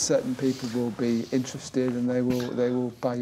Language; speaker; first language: English; native; English